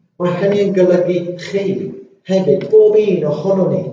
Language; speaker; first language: Welsh; non-native, local second language; English